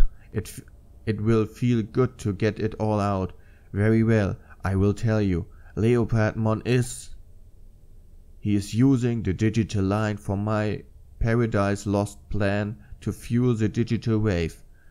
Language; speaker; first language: English; non-native, fluent; German